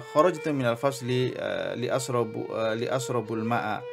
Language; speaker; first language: Arabic; non-native, fluent; Indonesian